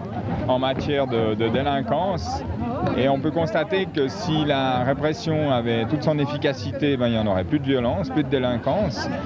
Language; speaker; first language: French; native; French